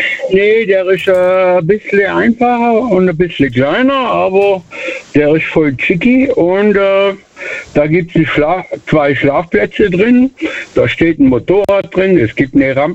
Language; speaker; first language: German; native; German